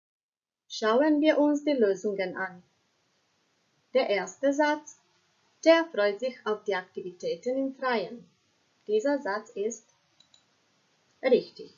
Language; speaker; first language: German; non-native, fluent; Croatian